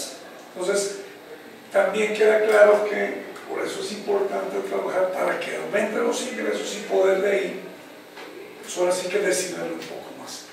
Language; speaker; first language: Spanish; native; Spanish